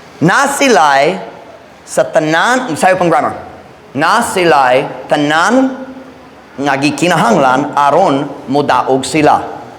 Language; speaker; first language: Cebuano; non-native, fluent; English